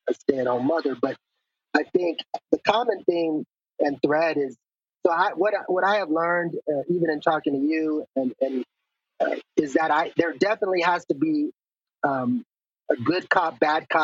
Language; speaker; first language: English; native; English